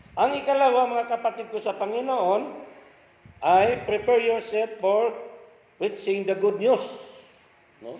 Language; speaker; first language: Filipino; non-native, local second language; Cebuano